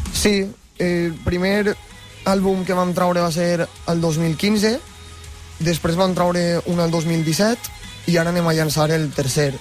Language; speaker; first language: Catalan; native; Catalan